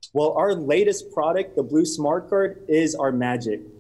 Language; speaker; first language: English; native; English